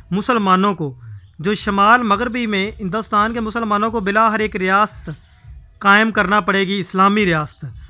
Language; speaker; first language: Urdu; native; Urdu